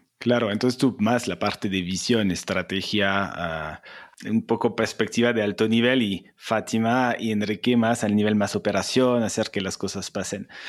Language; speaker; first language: Spanish; non-native, fluent; French